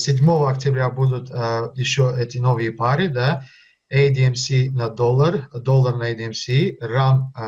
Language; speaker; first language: Russian; early bilingual, heritage; Russian